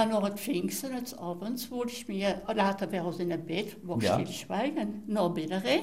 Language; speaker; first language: German; native; German